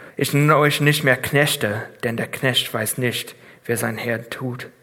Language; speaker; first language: German; non-native, fluent; English